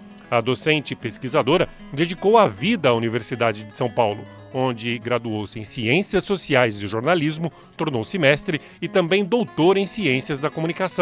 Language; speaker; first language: Portuguese; native; Portuguese